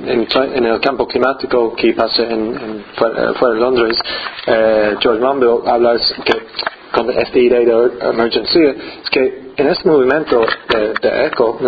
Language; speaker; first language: Spanish; non-native, learner; English